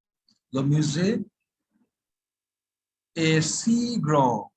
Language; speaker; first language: French; non-native, fluent; Bangla